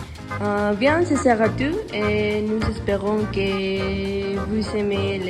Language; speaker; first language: French; non-native, learner; Spanish